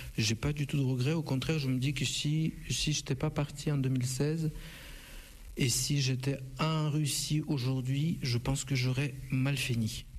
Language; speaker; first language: French; non-native, fluent; Russian